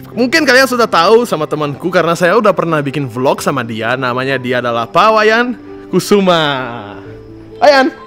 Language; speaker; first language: Indonesian; non-native, fluent; Russian